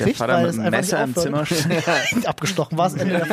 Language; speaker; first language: German; native; German